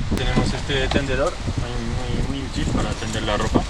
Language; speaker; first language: Spanish; non-native, learner; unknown